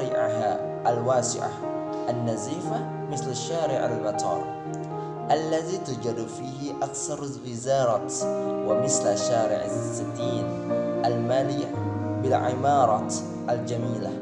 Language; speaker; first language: Arabic; non-native, learner; Indonesian